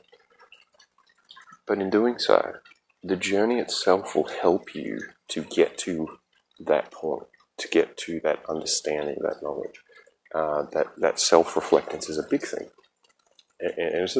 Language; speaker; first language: English; native; English